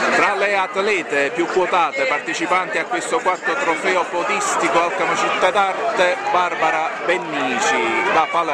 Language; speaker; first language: Italian; native; Italian